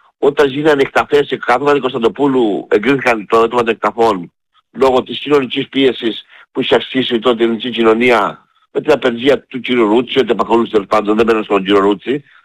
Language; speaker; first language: Greek; native; Greek